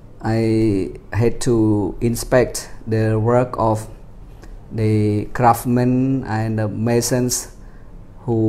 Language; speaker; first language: English; non-native, fluent; Khmer